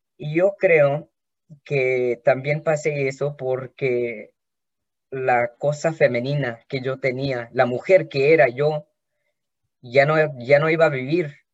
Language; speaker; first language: Spanish; early bilingual, heritage; Spanish